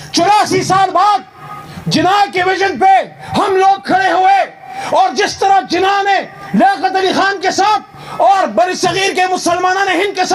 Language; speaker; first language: Urdu; native; Urdu